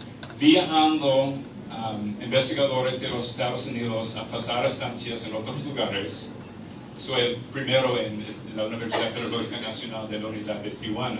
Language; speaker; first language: Spanish; non-native, fluent; English